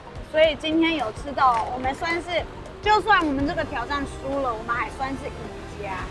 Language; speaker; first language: Chinese; native; Chinese